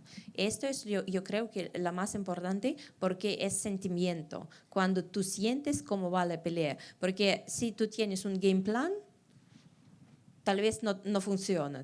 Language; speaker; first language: Spanish; non-native, fluent; Russian